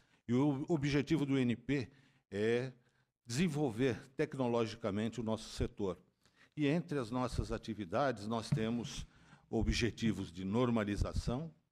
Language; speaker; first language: Portuguese; native; Portuguese